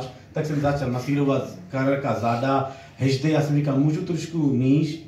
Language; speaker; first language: Czech; non-native, learner; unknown